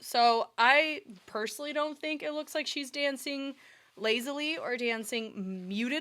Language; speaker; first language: English; native; English